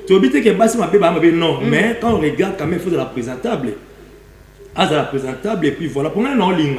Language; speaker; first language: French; non-native, local second language; Lingala